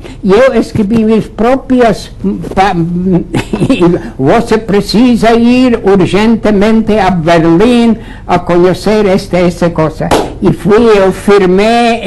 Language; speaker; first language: Portuguese; non-native, fluent; Latvian